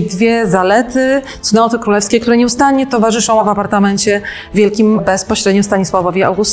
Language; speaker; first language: Polish; native; Polish